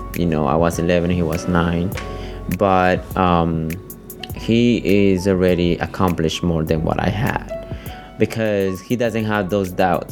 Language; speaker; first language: English; early bilingual, other home language; Spanish